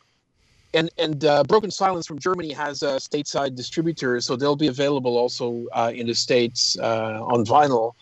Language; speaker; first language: English; early bilingual, other home language; Portuguese